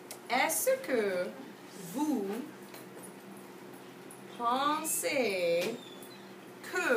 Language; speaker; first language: French; non-native, fluent; English